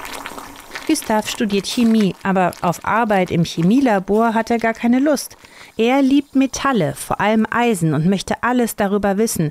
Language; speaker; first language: German; native; German